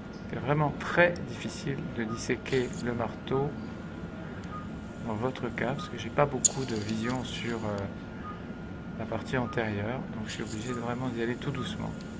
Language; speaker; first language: French; native; French